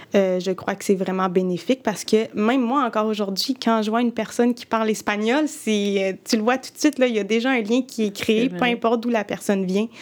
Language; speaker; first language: French; early bilingual, other home language; Spanish